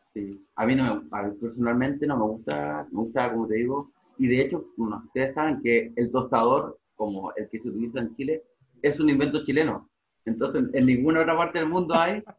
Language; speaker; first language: Spanish; native; Spanish